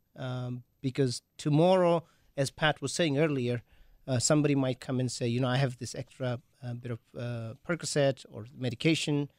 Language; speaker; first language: English; native; English